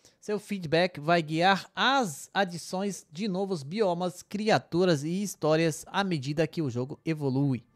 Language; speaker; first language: Portuguese; non-native, fluent; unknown